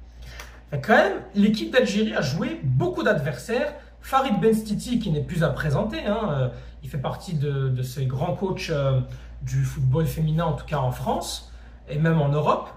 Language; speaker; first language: French; native; French